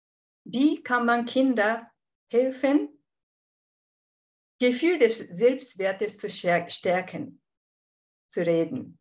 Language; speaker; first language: German; non-native, fluent; Japanese